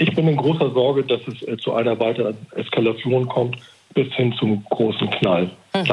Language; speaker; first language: German; native; German